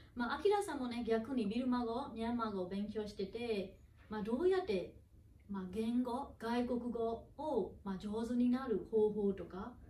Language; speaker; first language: Japanese; non-native, fluent; Burmese